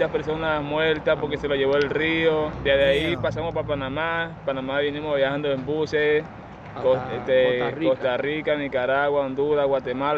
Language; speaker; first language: Spanish; native; Spanish